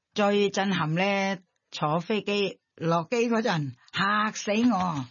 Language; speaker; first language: Cantonese; non-native, fluent; Thai